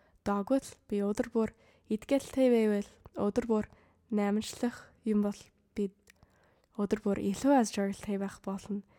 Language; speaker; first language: Mongolian; non-native, fluent; English